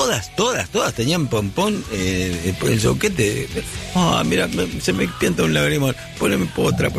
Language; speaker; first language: Spanish; native; Spanish